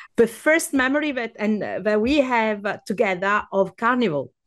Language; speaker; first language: English; non-native, fluent; Italian